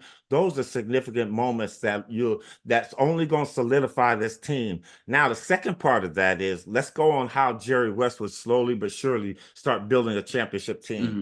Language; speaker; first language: English; native; English